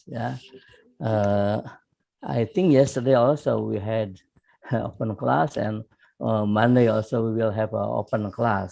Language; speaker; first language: English; non-native, fluent; Indonesian